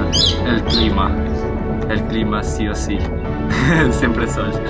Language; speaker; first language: Spanish; non-native, fluent; Portuguese